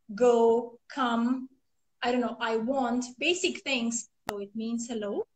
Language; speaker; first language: English; non-native, fluent; Armenian